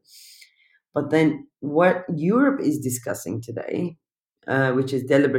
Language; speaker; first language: English; non-native, fluent; Turkish